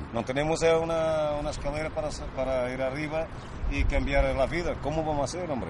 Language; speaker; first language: Spanish; non-native, fluent; Romanian